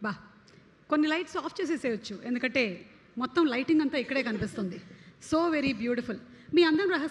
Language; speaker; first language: Telugu; native; Telugu